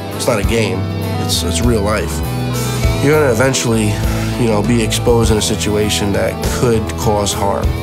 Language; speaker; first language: English; native; English